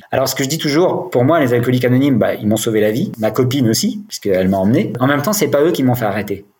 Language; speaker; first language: French; native; French